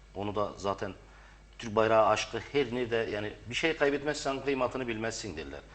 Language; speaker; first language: Turkish; early bilingual, heritage; Arabic